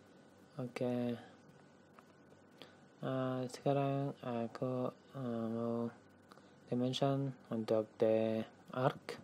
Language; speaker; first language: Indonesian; non-native, learner; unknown